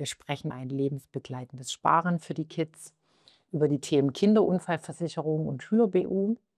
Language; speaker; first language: German; native; German